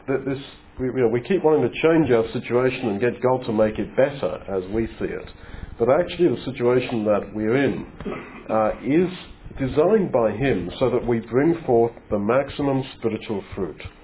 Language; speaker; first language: English; native; English